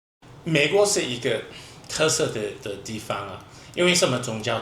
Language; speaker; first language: Chinese; non-native, fluent; English